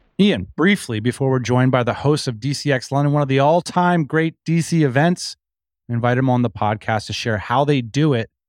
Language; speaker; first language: English; native; English